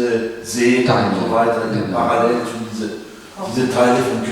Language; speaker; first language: German; non-native, learner; French